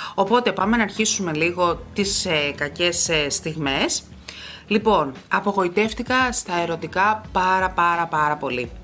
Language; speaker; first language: Greek; early bilingual, heritage; Greek